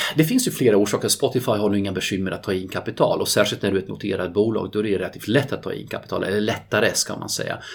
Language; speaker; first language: Swedish; non-native, fluent; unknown